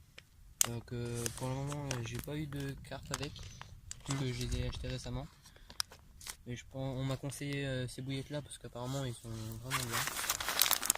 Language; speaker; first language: French; native; French